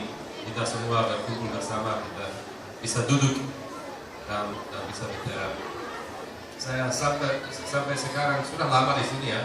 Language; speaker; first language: Indonesian; non-native, fluent; Slovak